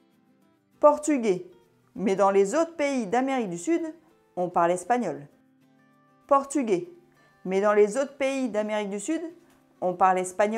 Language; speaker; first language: French; native; French